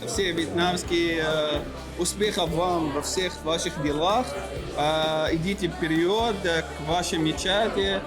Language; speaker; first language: Russian; non-native, learner; Arabic